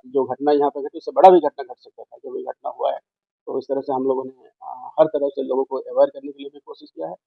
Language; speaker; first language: Hindi; non-native, local second language; Assamese